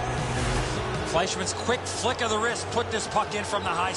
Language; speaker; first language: English; native; English